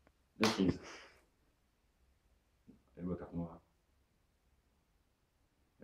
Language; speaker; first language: French; native; French